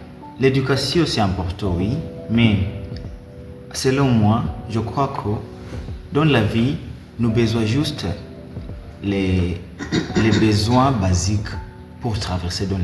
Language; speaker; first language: French; non-native, learner; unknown